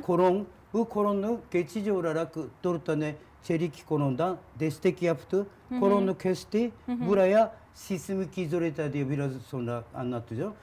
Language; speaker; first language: Turkish; non-native, learner; Japanese